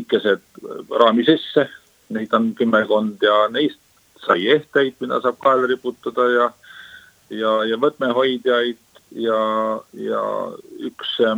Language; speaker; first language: Estonian; native; Estonian